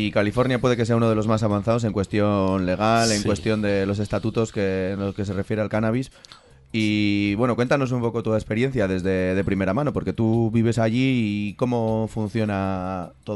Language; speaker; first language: Spanish; native; Spanish